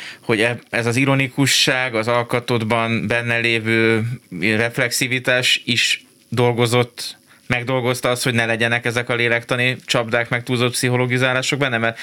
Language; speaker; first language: Hungarian; native; Hungarian